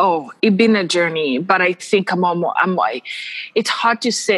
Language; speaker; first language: English; non-native, local second language; Kinyarwanda